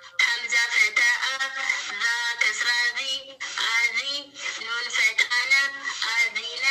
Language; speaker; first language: Arabic; non-native, learner; Amharic